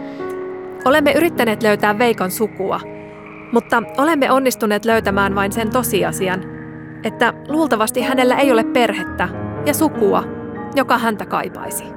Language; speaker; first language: Finnish; native; Finnish